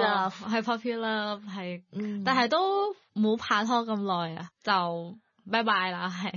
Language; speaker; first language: Cantonese; non-native, fluent; Thai